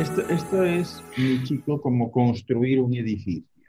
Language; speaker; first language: Spanish; native; Spanish